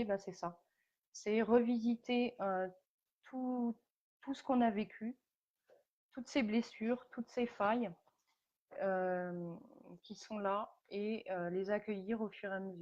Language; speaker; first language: French; native; French